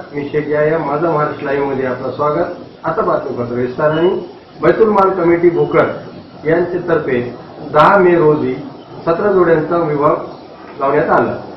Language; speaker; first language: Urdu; native; Urdu